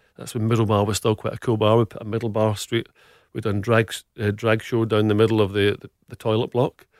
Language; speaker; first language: English; native; English